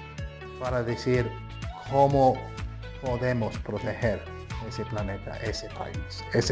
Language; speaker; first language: Spanish; non-native, fluent; English